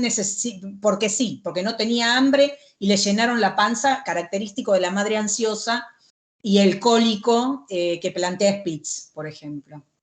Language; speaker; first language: Spanish; native; Spanish